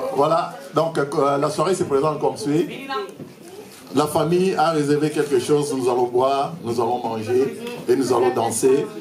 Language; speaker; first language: French; non-native, local second language; Lingala